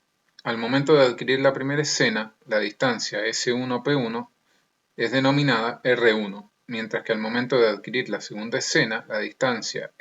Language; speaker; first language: Spanish; native; Spanish